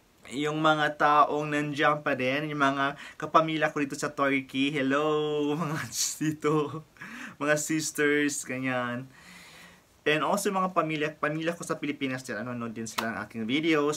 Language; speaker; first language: Filipino; native; Filipino